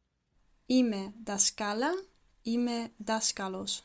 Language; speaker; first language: Greek; non-native, learner; Dutch